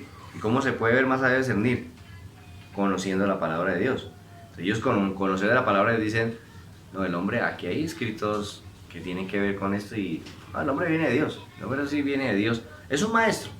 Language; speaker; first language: Spanish; native; Spanish